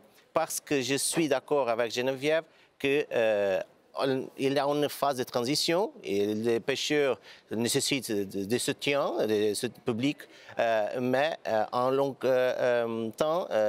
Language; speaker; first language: French; non-native, fluent; Portuguese